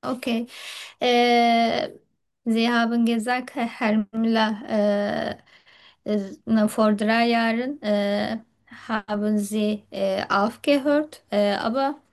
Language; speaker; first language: German; non-native, learner; Turkish